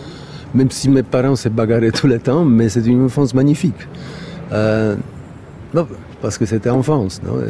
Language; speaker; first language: French; non-native, fluent; Polish